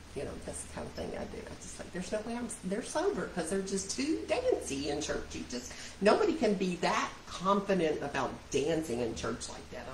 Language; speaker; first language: English; native; English